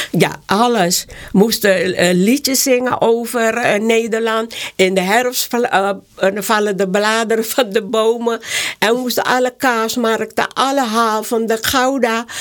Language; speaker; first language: Dutch; native; Dutch